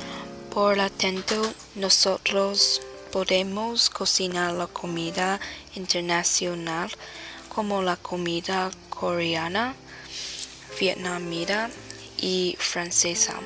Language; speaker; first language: Spanish; non-native, learner; Chinese